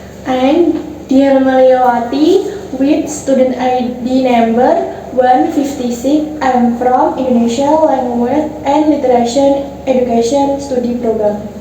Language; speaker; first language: English; non-native, learner; Indonesian